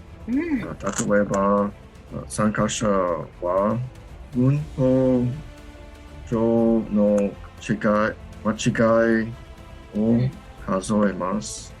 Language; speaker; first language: Japanese; non-native, learner; English